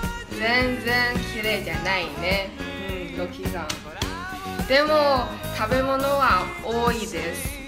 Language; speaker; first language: Japanese; non-native, learner; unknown